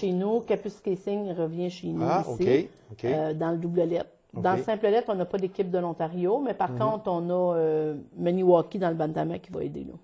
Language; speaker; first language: French; native; French